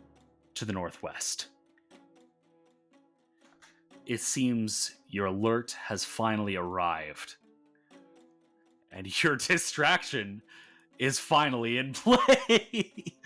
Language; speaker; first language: English; native; English